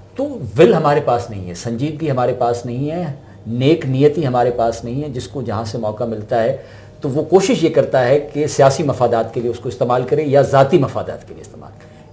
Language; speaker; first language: Urdu; non-native, local second language; Sindhi